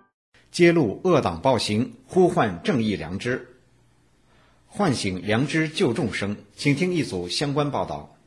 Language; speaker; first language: Chinese; native; Chinese